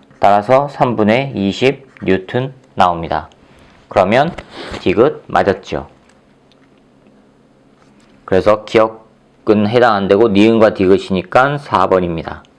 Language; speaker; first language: Korean; native; Korean